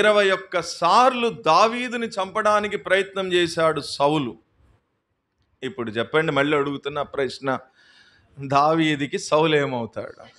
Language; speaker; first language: Telugu; native; Telugu